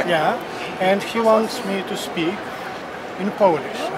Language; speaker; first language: English; non-native, fluent; Polish